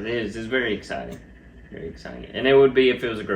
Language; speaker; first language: English; native; English